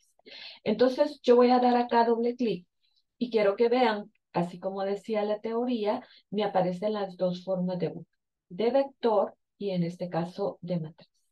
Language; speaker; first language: Spanish; native; Spanish